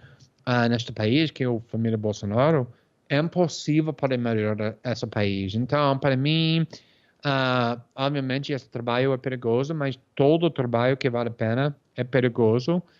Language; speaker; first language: Portuguese; non-native, fluent; English